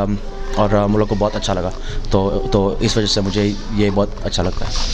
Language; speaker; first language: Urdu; early bilingual, heritage; Urdu